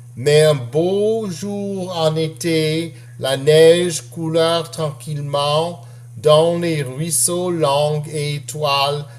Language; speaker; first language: French; non-native, local second language; English